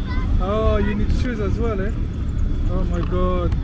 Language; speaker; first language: English; non-native, fluent; French